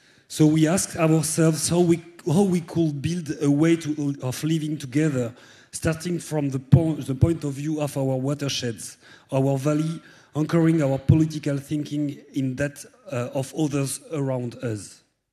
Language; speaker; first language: English; non-native, fluent; French